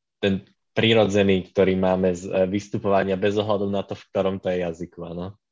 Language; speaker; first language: Slovak; native; Slovak